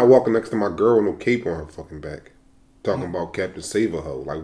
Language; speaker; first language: English; native; English